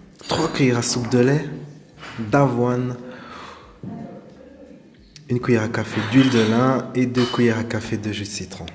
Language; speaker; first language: French; non-native, fluent; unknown